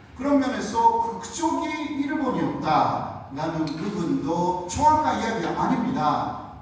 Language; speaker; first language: Korean; non-native, fluent; Japanese